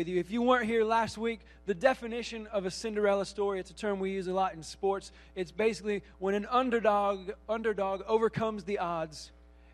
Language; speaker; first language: English; native; English